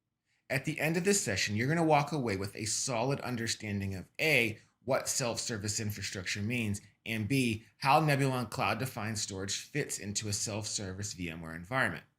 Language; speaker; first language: English; native; English